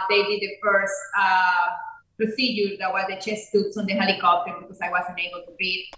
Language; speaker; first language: English; non-native, fluent; Spanish